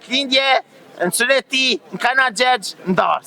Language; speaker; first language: Albanian; native; Albanian